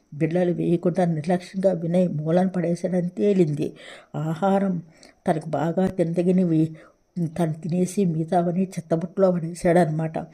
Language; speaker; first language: Telugu; native; Telugu